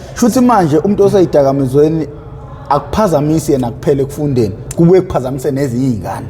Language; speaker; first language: Zulu; native; Zulu